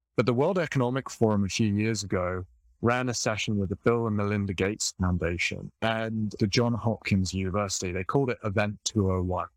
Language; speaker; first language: English; native; English